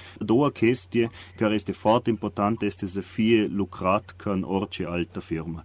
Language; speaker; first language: Romanian; non-native, fluent; German